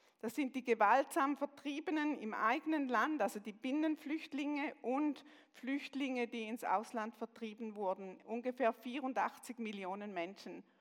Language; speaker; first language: German; native; German